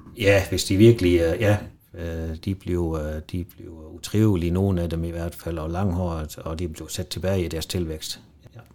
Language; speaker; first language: Danish; non-native, fluent; Dutch